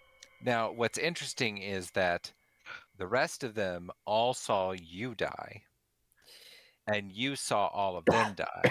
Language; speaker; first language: English; native; English